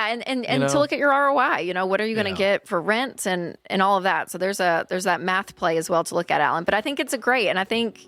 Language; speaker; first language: English; native; English